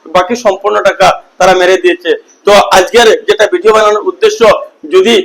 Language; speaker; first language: Bangla; native; Bangla